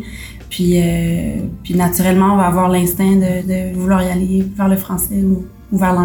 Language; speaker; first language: French; native; French